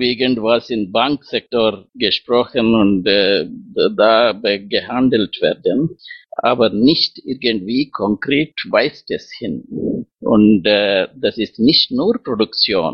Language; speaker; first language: German; non-native, fluent; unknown